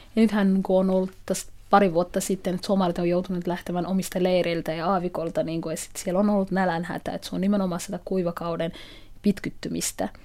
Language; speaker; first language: Finnish; non-native, fluent; Somali